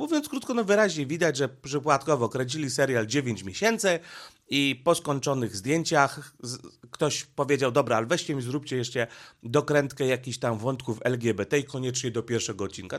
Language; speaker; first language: Polish; native; Polish